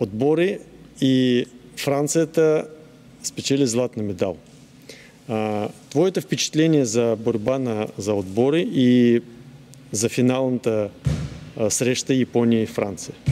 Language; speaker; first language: Bulgarian; non-native, learner; Russian